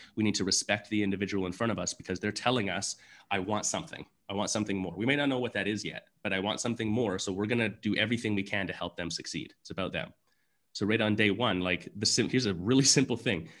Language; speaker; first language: English; native; English